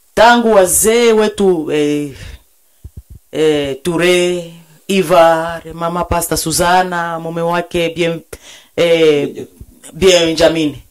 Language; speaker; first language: Swahili; native; Swahili